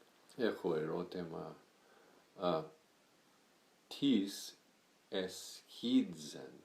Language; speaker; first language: Greek; non-native, learner; English